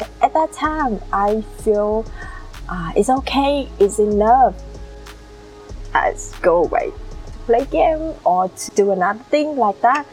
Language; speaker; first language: English; non-native, learner; Vietnamese